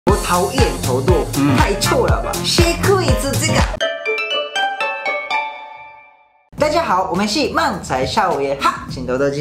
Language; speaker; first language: Chinese; non-native, fluent; Japanese